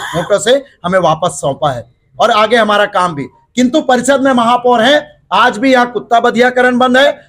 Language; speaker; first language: Hindi; native; Hindi